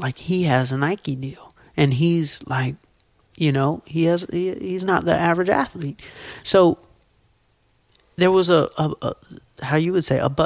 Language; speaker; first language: English; native; English